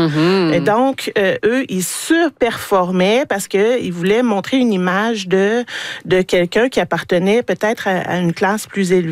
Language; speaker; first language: French; native; French